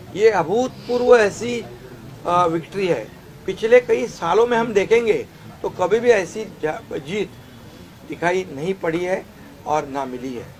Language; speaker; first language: Hindi; non-native, local second language; Marathi